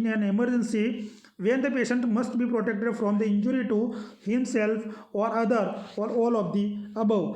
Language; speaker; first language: English; non-native, local second language; Gujarati